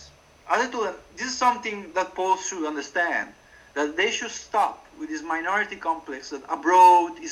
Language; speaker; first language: English; non-native, fluent; Italian